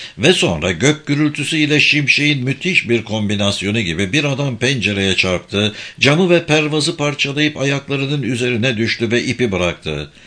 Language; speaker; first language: Turkish; native; Turkish